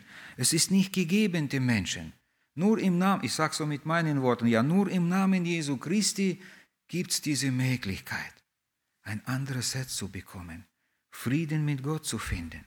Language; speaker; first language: German; non-native, fluent; Russian